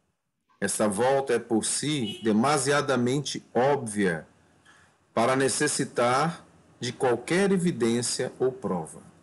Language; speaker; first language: Portuguese; native; Portuguese